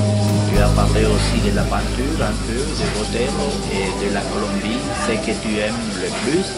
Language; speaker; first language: French; non-native, fluent; Spanish